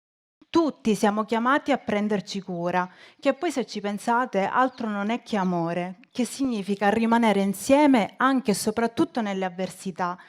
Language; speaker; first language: Italian; native; Italian